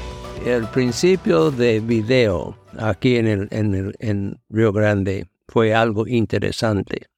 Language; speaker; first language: Spanish; non-native, fluent; English